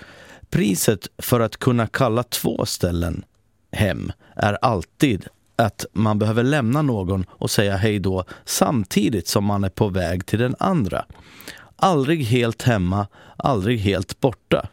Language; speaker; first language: Swedish; native; Swedish